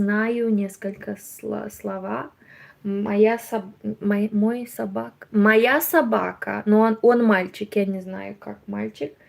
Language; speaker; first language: Russian; non-native, learner; Romanian